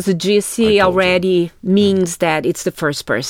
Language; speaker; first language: English; non-native, fluent; Portuguese